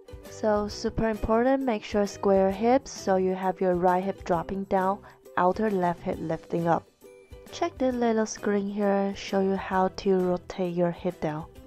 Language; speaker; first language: English; non-native, fluent; Chinese